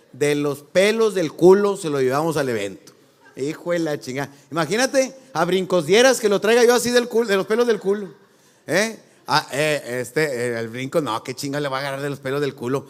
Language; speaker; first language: Spanish; native; Spanish